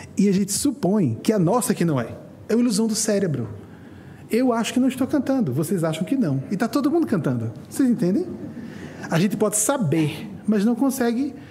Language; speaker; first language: Portuguese; native; Portuguese